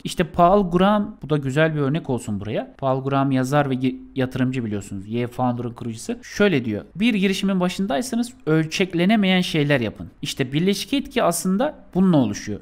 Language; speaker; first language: Turkish; native; Turkish